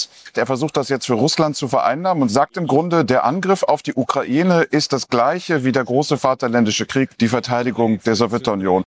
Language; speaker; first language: German; native; German